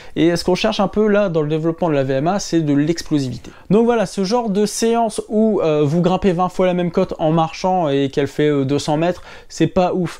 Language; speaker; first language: French; native; French